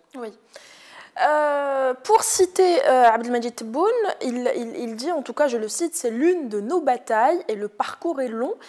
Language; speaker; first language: French; non-native, local second language; Arabic